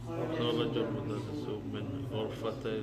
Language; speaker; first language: Arabic; non-native, learner; Urdu